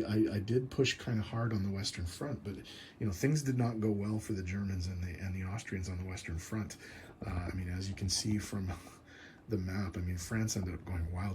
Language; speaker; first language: English; native; English